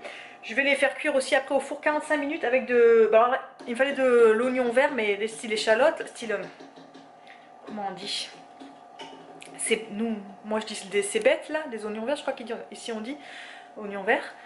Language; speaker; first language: French; native; French